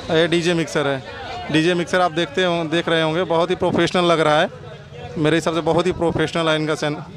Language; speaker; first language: Hindi; native; Hindi